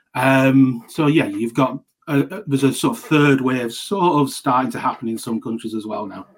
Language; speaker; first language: English; native; English